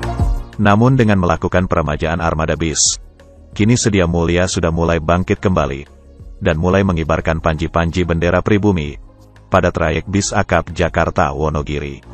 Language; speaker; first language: Indonesian; native; Indonesian